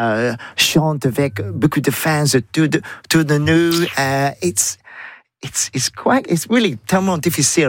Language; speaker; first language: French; non-native, learner; English